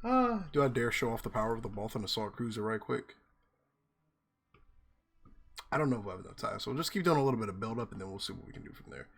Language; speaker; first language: English; native; English